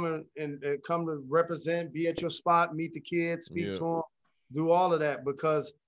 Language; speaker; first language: English; native; English